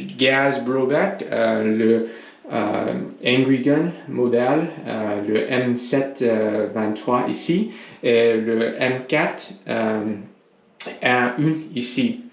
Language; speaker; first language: French; non-native, learner; English